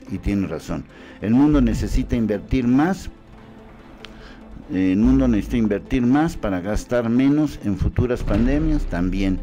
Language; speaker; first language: Spanish; native; Spanish